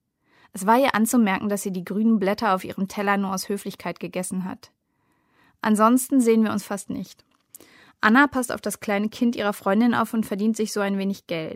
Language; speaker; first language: German; native; German